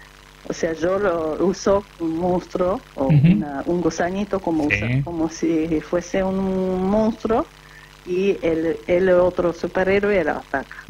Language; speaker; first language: Spanish; non-native, fluent; Japanese